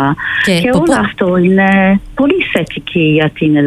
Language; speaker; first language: Greek; non-native, fluent; English